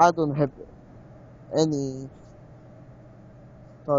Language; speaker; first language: English; non-native, learner; Korean